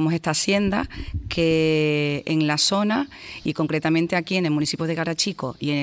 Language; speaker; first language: Spanish; native; Spanish